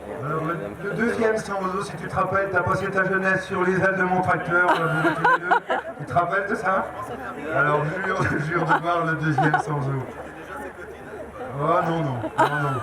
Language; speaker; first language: French; native; French